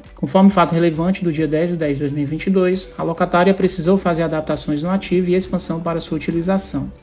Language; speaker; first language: Portuguese; native; Portuguese